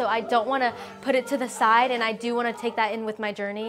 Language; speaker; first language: English; early bilingual, other home language; Vietnamese